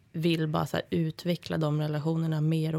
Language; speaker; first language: Swedish; native; Swedish